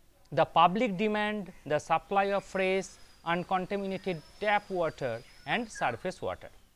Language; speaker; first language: English; non-native, local second language; Bangla